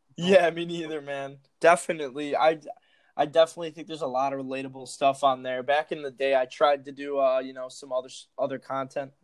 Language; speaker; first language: English; native; English